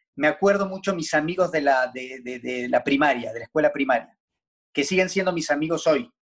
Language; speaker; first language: Spanish; native; Spanish